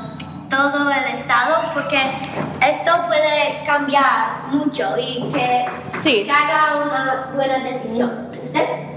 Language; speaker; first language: Spanish; non-native, learner; English